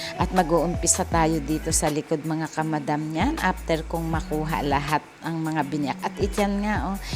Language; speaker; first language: Filipino; native; Filipino